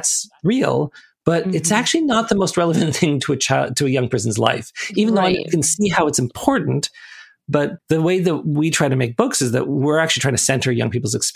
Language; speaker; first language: English; native; English